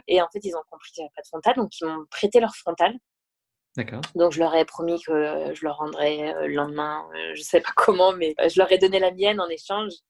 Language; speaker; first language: French; native; French